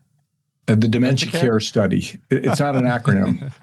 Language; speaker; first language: English; native; English